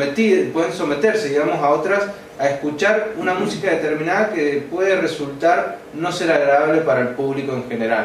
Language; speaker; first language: Spanish; native; Spanish